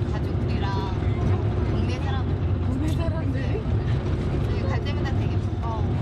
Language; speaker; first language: Korean; non-native, fluent; Khmer